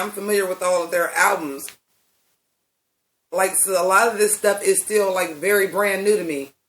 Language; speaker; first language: English; native; English